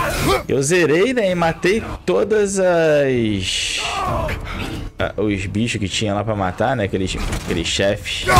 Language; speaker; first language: Portuguese; native; Portuguese